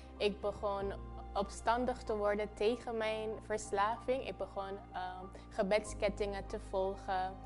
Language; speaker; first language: Dutch; non-native, local second language; Papiamento